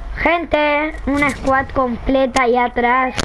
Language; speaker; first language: Spanish; native; Spanish